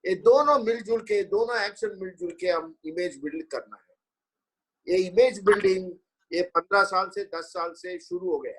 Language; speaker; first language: Hindi; non-native, local second language; Telugu